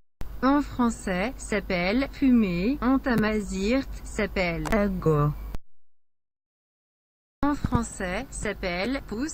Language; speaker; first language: French; non-native, learner; Berber languages